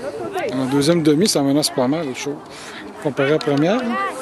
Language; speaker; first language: French; native; French